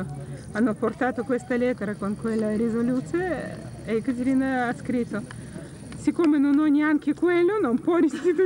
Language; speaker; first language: Italian; non-native, fluent; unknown